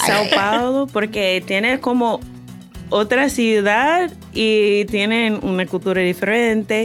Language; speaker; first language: Spanish; non-native, fluent; English